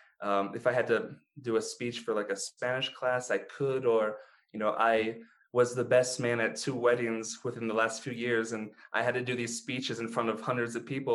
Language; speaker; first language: English; native; English